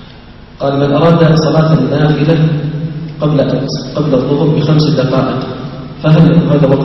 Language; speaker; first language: Arabic; native; Arabic